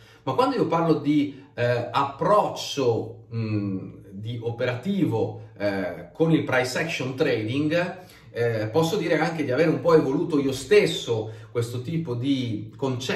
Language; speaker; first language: Italian; native; Italian